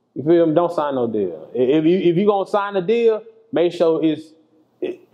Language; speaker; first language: English; native; English